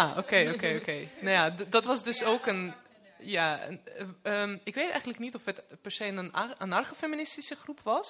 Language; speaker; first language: Dutch; non-native, fluent; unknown